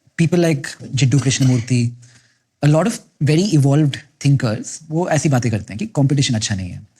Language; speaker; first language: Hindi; non-native, local second language; Kannada